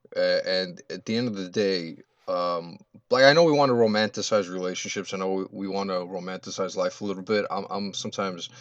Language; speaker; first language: English; early bilingual, other home language; Albanian